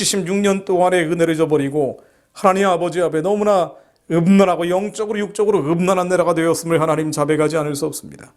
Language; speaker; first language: Korean; native; Korean